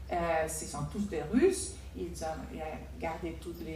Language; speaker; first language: French; non-native, fluent; Spanish